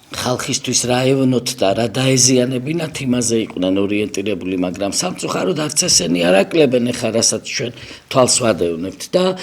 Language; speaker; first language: Georgian; native; Georgian